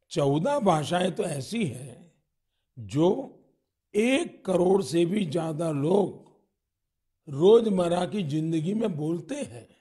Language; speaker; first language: Hindi; non-native, local second language; Gujarati